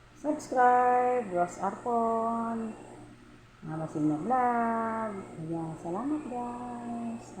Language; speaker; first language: Filipino; non-native, local second language; Cebuano